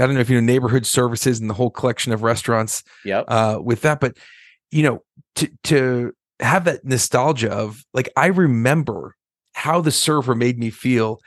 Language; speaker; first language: English; native; English